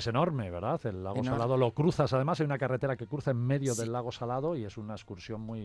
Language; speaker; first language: Spanish; native; Spanish